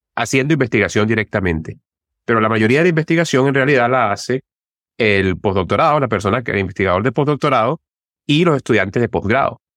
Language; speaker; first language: Spanish; native; Spanish